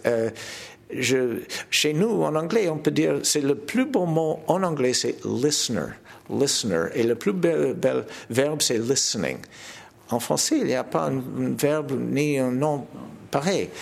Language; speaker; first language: French; non-native, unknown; English